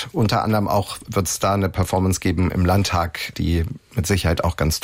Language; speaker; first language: German; native; German